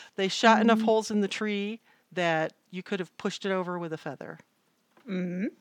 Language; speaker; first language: English; native; English